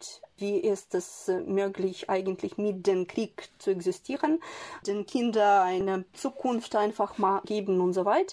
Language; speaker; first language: German; non-native, fluent; Ukrainian